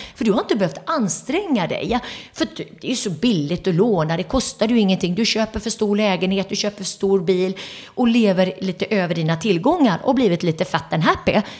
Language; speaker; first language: Swedish; early bilingual, other home language; Turoyo